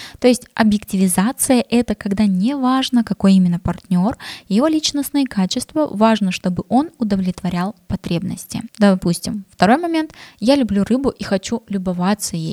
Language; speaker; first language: Russian; native; Russian